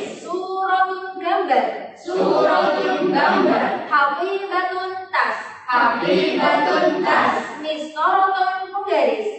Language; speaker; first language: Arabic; non-native, learner; Indonesian